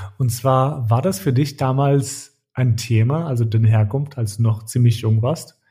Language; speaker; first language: German; early bilingual, other home language; Albanian